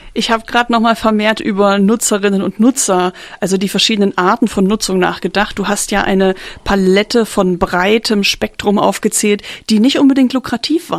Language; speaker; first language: German; native; German